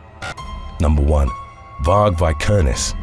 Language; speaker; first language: English; native; English